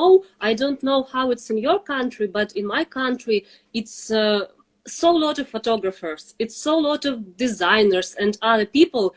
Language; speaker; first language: English; non-native, fluent; Russian